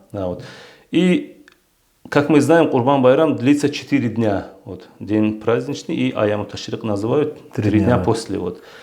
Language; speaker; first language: Russian; non-native, local second language; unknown